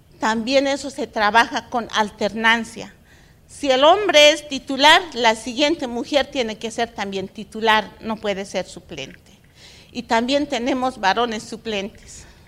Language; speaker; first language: Spanish; non-native, local second language; Aymara